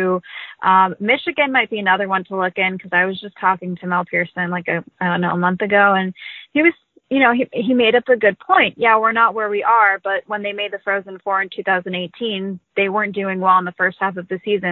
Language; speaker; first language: English; native; English